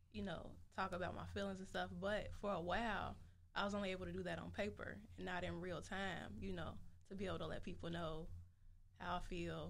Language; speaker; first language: English; native; English